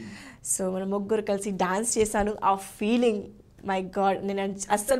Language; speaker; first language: Telugu; non-native, learner; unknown